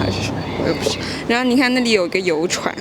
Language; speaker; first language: Chinese; non-native, fluent; French